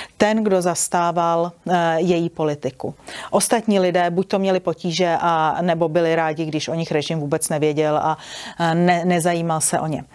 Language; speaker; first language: Czech; native; Czech